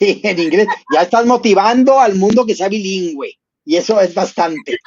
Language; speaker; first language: Spanish; native; Spanish